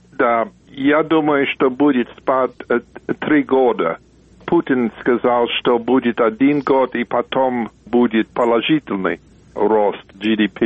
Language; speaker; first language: Russian; non-native, fluent; English